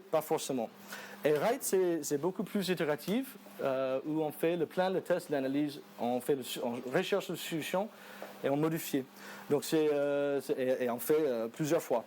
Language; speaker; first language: French; non-native, fluent; English